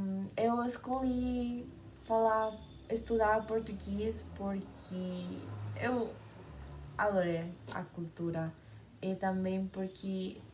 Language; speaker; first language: Portuguese; non-native, learner; Spanish